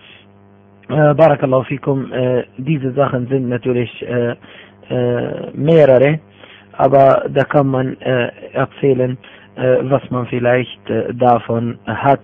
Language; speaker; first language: German; non-native, fluent; Arabic